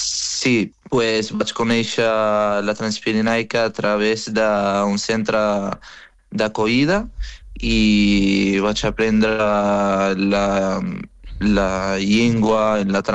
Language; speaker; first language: Catalan; non-native, fluent; Arabic